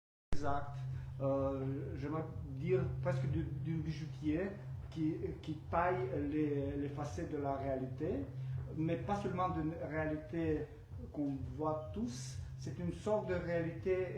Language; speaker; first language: French; non-native, fluent; Romanian